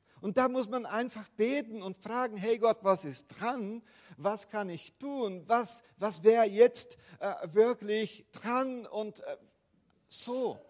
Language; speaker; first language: German; non-native, fluent; Portuguese